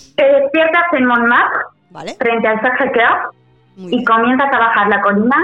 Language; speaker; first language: Spanish; non-native, local second language; Basque